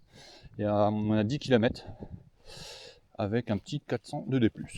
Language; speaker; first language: French; native; French